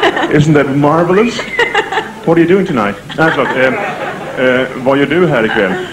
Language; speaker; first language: English; non-native, fluent; Swedish